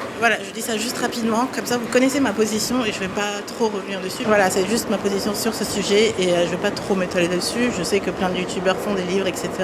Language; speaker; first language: French; early bilingual, other home language; German